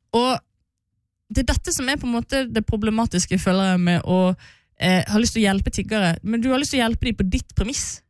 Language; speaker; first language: Norwegian; native; Norwegian